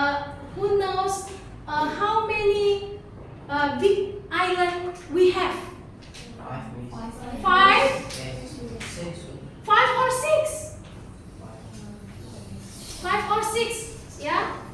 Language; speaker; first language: English; non-native, learner; Indonesian